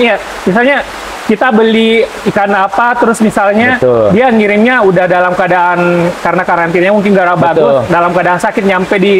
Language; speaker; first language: Indonesian; native; Indonesian